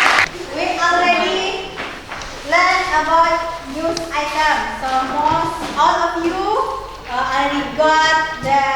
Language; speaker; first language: English; non-native, learner; Indonesian